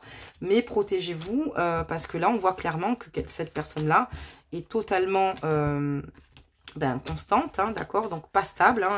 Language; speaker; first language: French; native; French